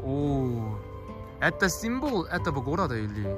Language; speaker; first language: Russian; non-native, learner; Korean